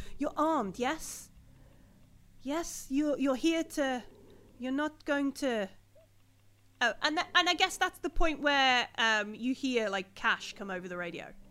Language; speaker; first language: English; native; English